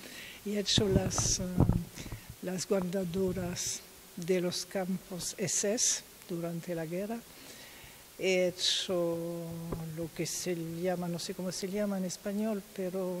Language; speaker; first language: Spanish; non-native, learner; French